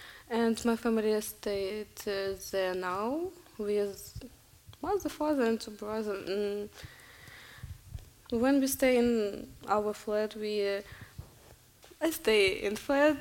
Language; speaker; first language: English; non-native, learner; Russian